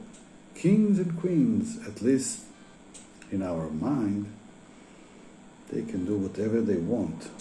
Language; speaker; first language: English; non-native, fluent; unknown